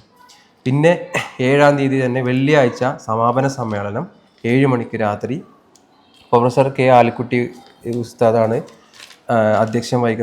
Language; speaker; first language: Malayalam; native; Malayalam